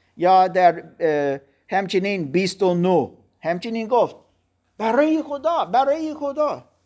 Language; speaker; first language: Persian; non-native, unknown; German